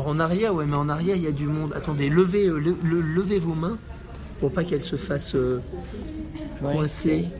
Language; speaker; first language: French; native; French